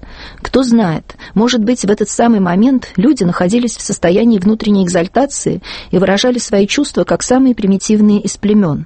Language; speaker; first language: Russian; native; Russian